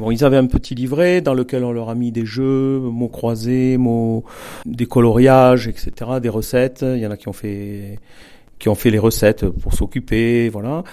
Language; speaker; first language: French; native; French